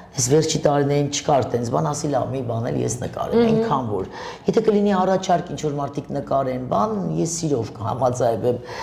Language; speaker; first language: Armenian; native; Armenian